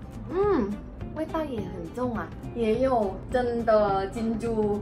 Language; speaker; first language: Chinese; non-native, learner; Thai